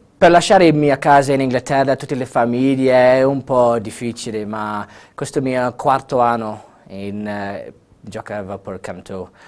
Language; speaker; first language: Italian; non-native, learner; English